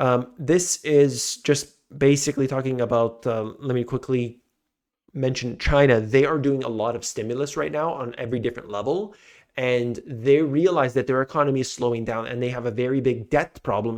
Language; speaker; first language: English; native; English